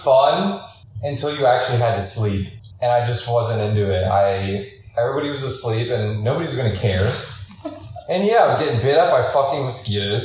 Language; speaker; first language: English; native; English